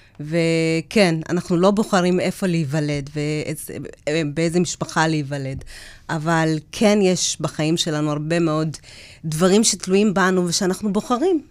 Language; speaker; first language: Hebrew; early bilingual, other home language; Amharic